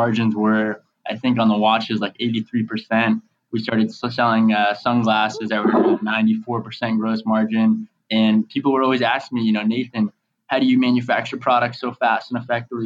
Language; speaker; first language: English; native; English